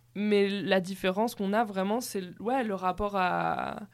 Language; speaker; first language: French; native; French